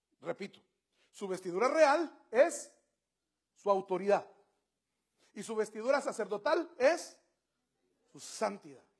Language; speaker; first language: Spanish; native; Spanish